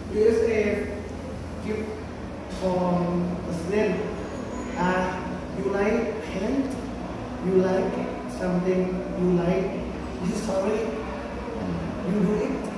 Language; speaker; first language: English; non-native, learner; Thai